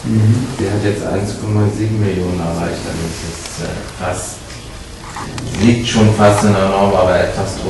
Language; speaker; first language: German; native; German